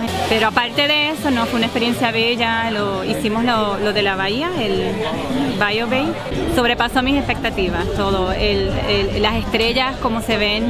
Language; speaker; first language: Spanish; native; Spanish